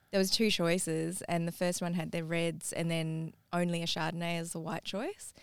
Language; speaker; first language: English; native; English